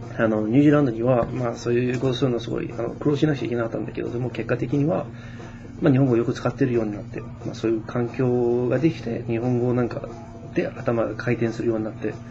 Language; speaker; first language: Japanese; non-native, fluent; English